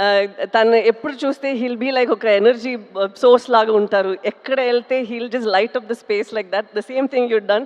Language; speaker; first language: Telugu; non-native, fluent; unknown